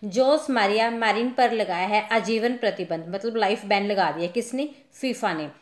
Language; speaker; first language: Hindi; non-native, local second language; Punjabi